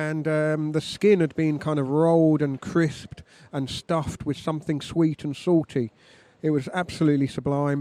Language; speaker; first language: English; native; English